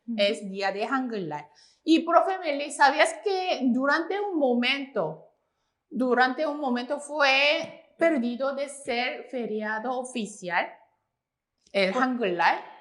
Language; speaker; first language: Spanish; non-native, fluent; Korean